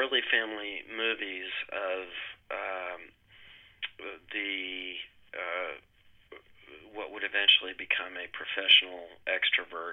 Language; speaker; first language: English; native; English